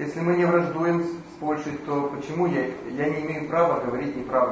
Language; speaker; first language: Polish; non-native, learner; Russian